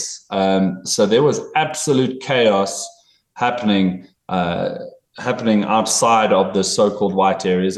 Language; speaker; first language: English; native; English